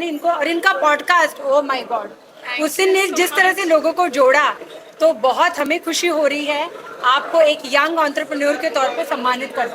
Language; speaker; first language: Hindi; native; Hindi